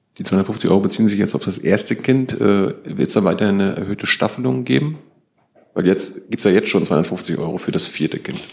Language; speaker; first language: German; native; German